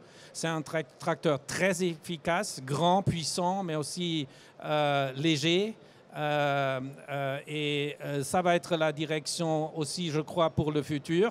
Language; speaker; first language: French; non-native, fluent; German